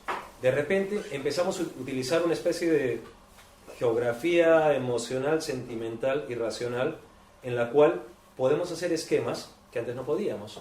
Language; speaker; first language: Spanish; native; Spanish